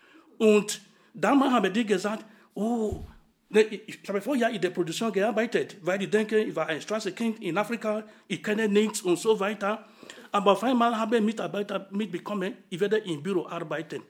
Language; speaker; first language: German; non-native, fluent; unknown